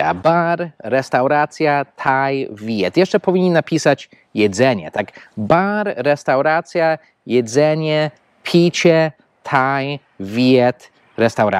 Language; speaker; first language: Polish; non-native, fluent; English